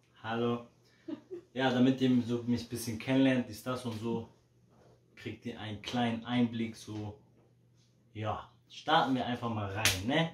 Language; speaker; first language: German; early bilingual, heritage; Polish